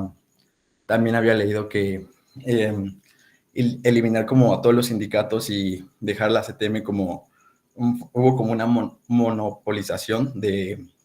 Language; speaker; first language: Spanish; native; Spanish